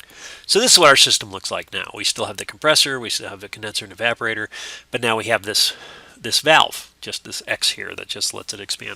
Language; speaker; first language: English; native; English